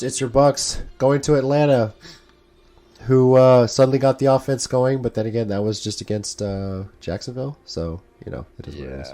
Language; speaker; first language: English; native; English